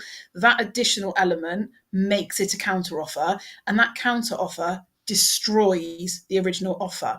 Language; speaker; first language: English; native; English